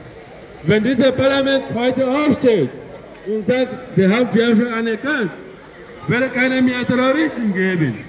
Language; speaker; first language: German; non-native, learner; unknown